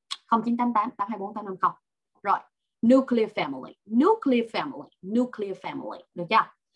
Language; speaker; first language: English; non-native, fluent; Vietnamese